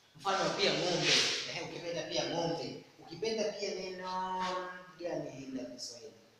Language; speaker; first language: Swahili; non-native, local second language; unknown